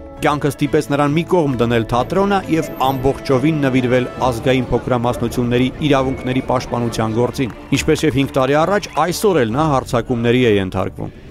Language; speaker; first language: Armenian; native; Armenian